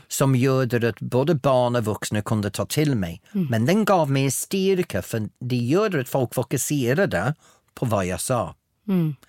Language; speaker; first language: Swedish; non-native, fluent; English